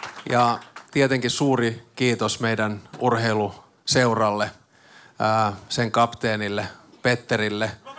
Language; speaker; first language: Finnish; native; Finnish